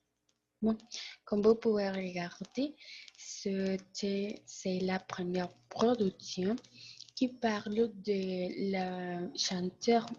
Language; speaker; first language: French; non-native, learner; Spanish